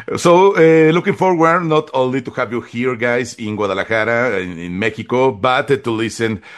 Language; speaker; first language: English; non-native, fluent; Spanish